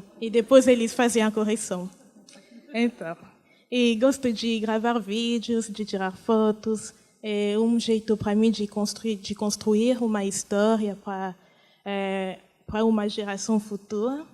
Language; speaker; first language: Portuguese; non-native, fluent; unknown